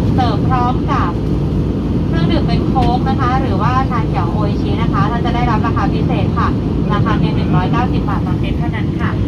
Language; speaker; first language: Thai; native; Thai